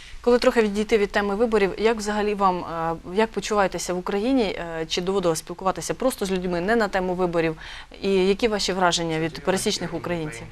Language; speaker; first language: Ukrainian; native; Ukrainian